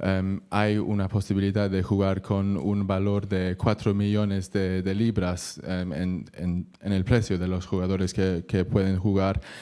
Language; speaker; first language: Spanish; non-native, learner; English